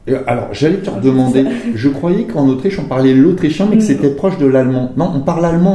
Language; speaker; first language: French; native; French